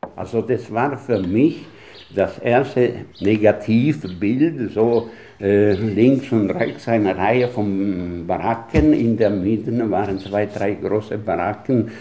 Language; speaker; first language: German; non-native, fluent; Italian